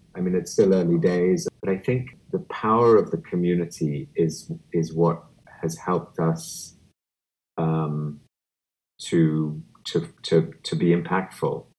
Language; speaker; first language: English; native; English